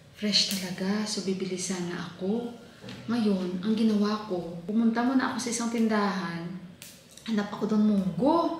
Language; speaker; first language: Filipino; non-native, local second language; Hiligaynon